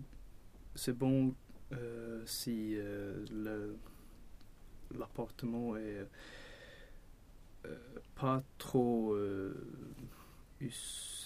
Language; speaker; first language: French; non-native, learner; Swedish